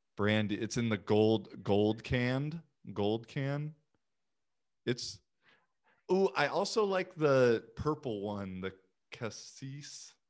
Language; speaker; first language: English; native; English